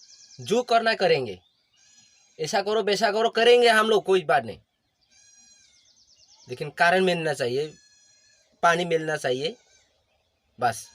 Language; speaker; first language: Hindi; non-native, local second language; Kok Borok